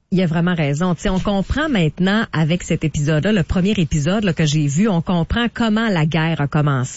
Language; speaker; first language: French; native; French